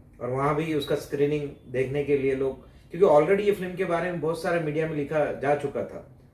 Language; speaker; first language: Hindi; non-native, local second language; Marathi